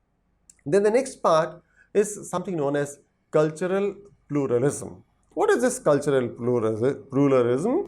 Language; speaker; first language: English; non-native, local second language; Hindi